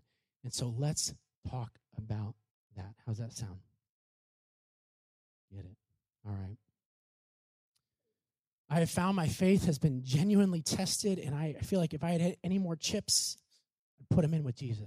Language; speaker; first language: English; native; English